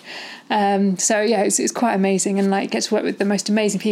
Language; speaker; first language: English; native; English